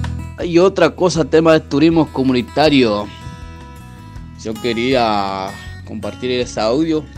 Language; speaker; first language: Spanish; non-native, local second language; Guarani